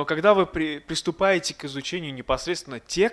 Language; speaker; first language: Russian; native; Russian